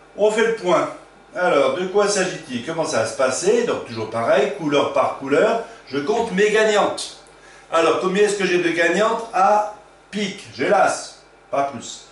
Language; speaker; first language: French; native; French